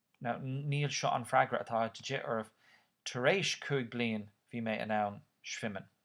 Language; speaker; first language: Irish; non-native, local second language; English